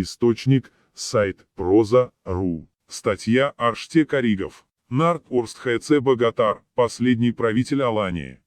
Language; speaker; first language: Russian; non-native, local second language; Chechen